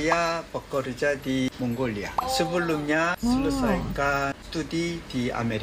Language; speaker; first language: Indonesian; non-native, learner; Korean